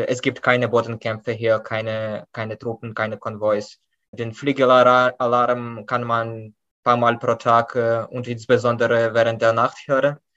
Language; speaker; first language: German; non-native, fluent; Ukrainian